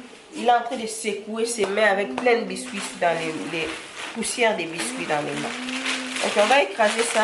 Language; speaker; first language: French; non-native, local second language; Lingala